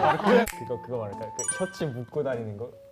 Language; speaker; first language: Korean; native; Korean